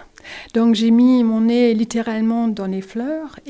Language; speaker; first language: French; non-native, fluent; German